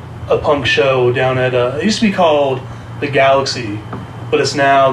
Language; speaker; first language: English; native; English